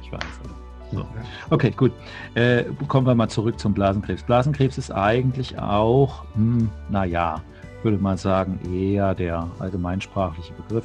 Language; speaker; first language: German; native; German